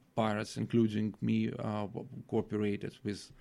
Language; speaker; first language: English; non-native, fluent; Russian